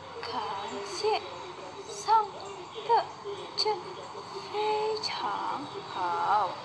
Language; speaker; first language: Chinese; non-native, learner; Indonesian